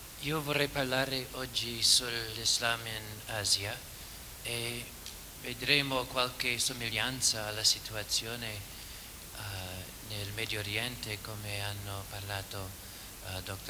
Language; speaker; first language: Italian; non-native, fluent; English